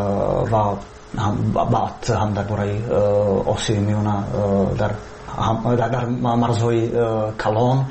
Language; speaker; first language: Persian; non-native, learner; Czech